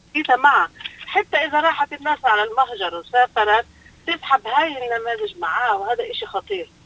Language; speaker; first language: Arabic; native; Arabic